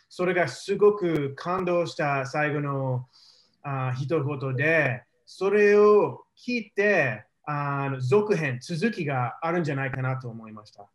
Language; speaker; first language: Japanese; non-native, fluent; English